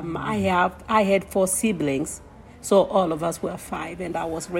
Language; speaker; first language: English; non-native, local second language; Kamba